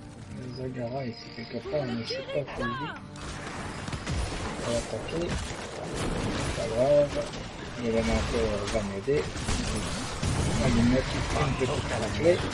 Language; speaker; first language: French; native; French